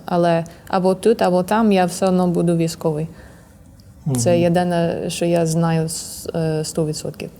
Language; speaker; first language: Ukrainian; non-native, learner; English